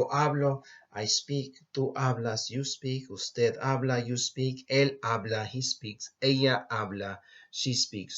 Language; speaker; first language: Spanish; non-native, fluent; English